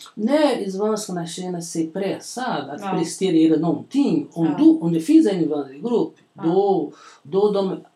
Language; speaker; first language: Swedish; non-native, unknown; Portuguese